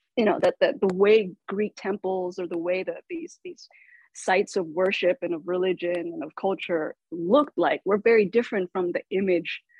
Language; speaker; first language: English; native; English